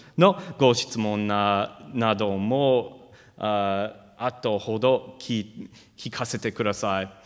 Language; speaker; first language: Japanese; non-native, fluent; English